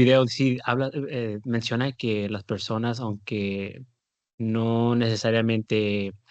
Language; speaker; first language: Spanish; early bilingual, heritage; Spanish